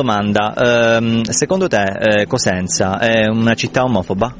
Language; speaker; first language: Italian; native; Italian